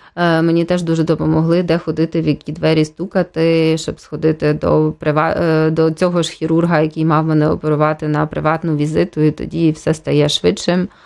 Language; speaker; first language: Ukrainian; native; Ukrainian